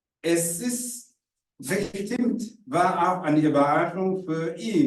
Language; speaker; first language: German; non-native, fluent; Rundi